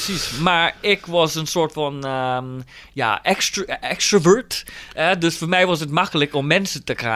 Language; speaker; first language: Dutch; non-native, fluent; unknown